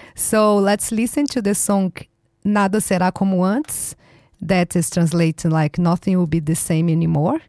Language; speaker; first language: English; non-native, fluent; Portuguese